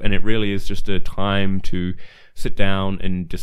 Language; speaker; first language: English; native; English